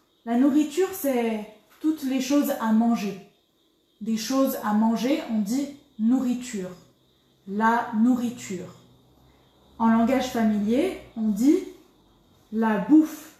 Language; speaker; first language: French; native; French